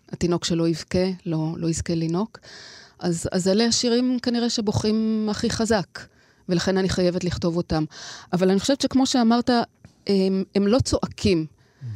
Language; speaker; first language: Hebrew; native; Hebrew